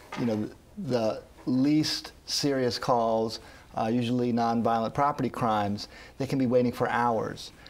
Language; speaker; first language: English; native; English